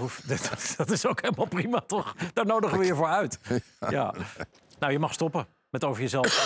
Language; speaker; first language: Dutch; native; Dutch